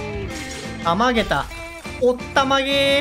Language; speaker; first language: Japanese; native; Japanese